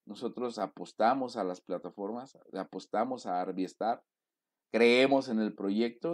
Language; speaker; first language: Spanish; native; Spanish